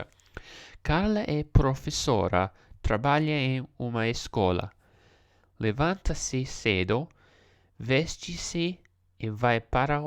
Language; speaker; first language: Portuguese; non-native, learner; English